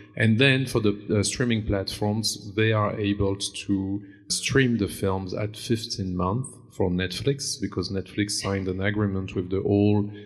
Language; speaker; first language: English; non-native, fluent; German